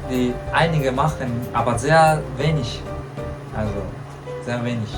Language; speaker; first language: German; non-native, learner; Japanese